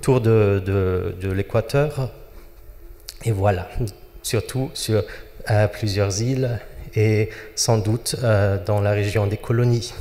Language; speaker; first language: French; non-native, fluent; German